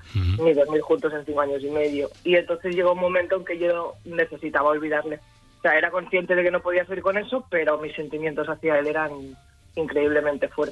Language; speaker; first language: Spanish; native; Spanish